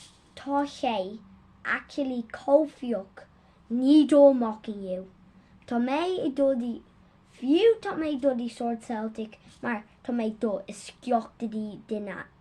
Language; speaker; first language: Irish; non-native, local second language; English